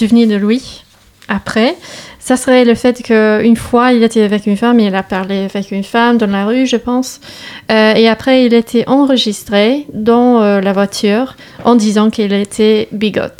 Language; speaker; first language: French; non-native, learner; English